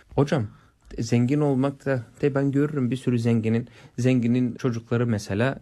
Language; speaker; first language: Turkish; non-native, fluent; English